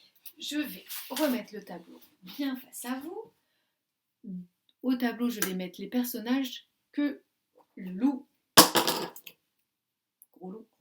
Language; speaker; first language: French; native; French